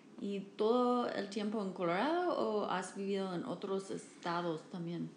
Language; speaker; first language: Spanish; non-native, learner; English